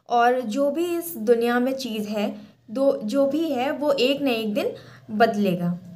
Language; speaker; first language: Hindi; native; Hindi